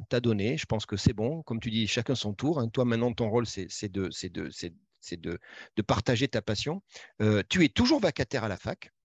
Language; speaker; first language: French; native; French